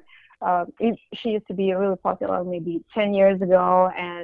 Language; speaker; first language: English; non-native, fluent; Russian